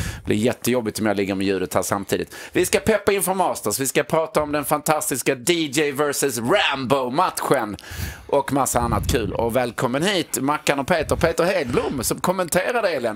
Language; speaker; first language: Swedish; native; Swedish